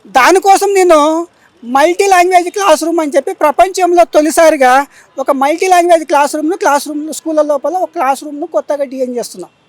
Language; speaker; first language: Telugu; native; Telugu